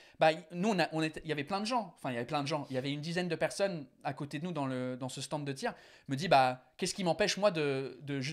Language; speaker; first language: French; non-native, fluent; English